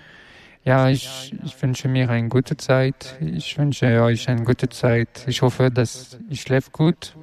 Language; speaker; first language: German; non-native, learner; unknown